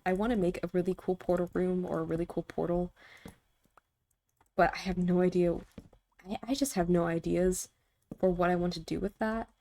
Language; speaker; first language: English; native; English